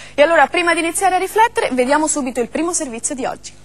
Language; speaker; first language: Italian; native; Italian